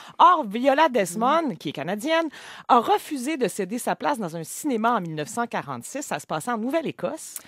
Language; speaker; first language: French; native; French